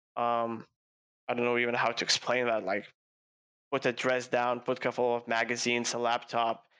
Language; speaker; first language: English; non-native, fluent; Lithuanian